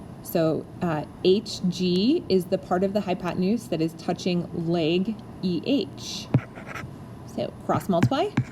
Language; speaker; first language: English; native; English